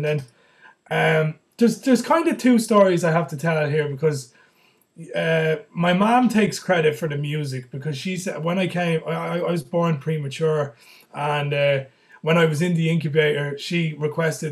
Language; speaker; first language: English; native; English